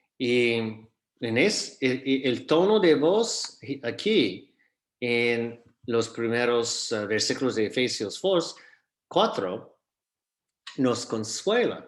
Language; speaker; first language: Spanish; non-native, fluent; English